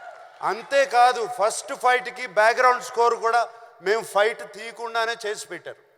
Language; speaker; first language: Telugu; native; Telugu